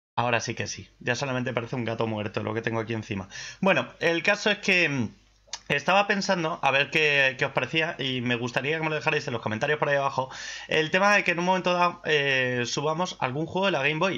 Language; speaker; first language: Spanish; native; Spanish